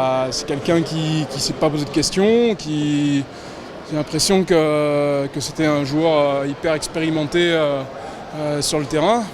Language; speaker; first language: French; native; French